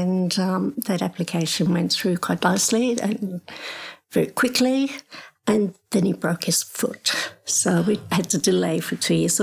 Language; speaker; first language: English; native; English